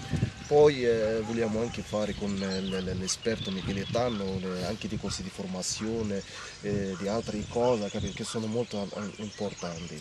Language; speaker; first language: Italian; non-native, learner; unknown